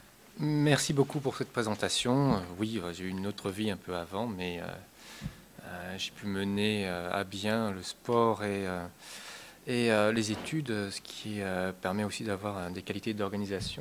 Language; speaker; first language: French; native; French